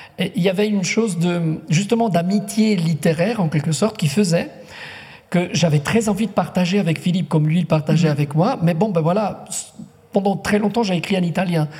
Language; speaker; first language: French; non-native, local second language; Italian